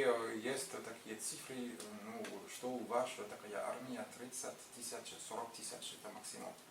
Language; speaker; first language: Russian; non-native, fluent; French